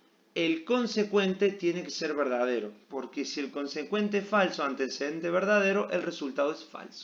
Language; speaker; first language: Spanish; native; Spanish